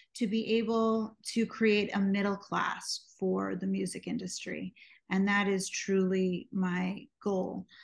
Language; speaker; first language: English; native; English